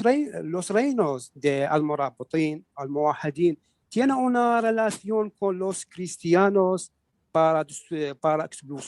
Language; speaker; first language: Spanish; non-native, learner; Arabic